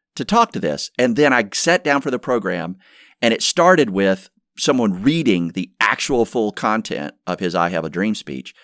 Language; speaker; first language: English; native; English